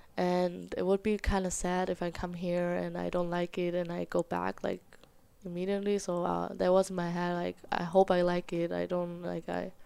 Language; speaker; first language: English; non-native, fluent; German